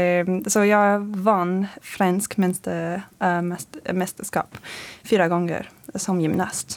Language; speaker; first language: Swedish; non-native, fluent; French